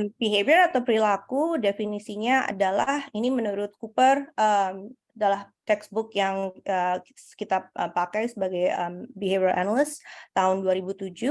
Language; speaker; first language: Indonesian; early bilingual, heritage; Indonesian